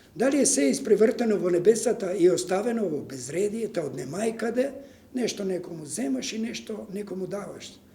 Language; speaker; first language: Macedonian; non-native, local second language; Serbian